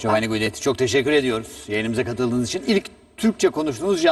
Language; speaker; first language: Turkish; native; Turkish